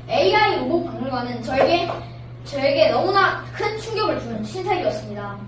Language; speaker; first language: Korean; native; Korean